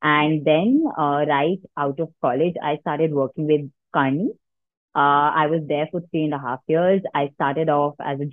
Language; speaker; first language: English; non-native, local second language; Hindi